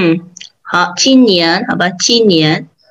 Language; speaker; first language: Chinese; non-native, fluent; Vietnamese